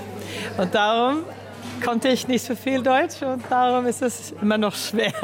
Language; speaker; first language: German; early bilingual, heritage; Swedish